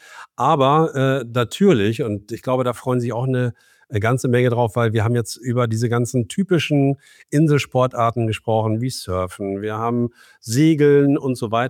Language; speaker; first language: German; native; German